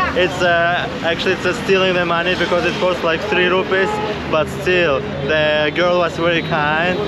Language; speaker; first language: English; non-native, fluent; Russian